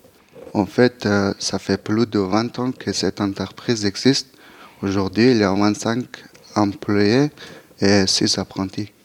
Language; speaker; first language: French; non-native, learner; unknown